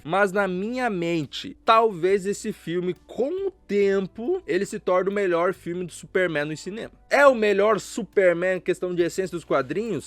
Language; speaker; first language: Portuguese; native; Portuguese